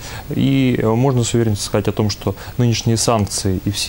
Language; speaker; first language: Russian; native; Russian